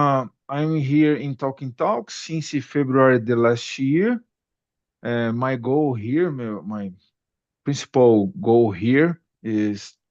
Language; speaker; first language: English; non-native, learner; Portuguese